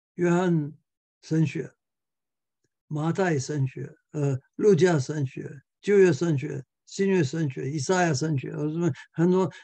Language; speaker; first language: Chinese; non-native, fluent; English